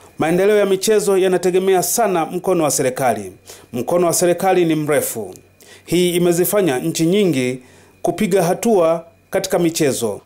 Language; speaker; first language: Swahili; native; Swahili